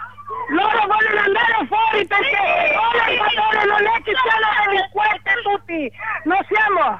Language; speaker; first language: Italian; non-native, learner; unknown